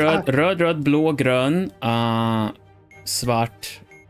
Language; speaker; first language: Swedish; non-native, learner; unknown